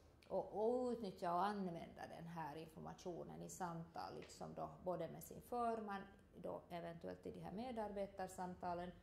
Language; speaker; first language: Swedish; native; Swedish